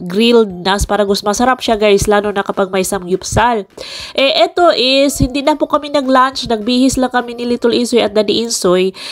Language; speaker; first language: Filipino; non-native, local second language; Cebuano